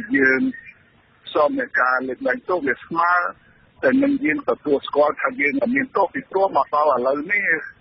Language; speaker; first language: Khmer; native; Khmer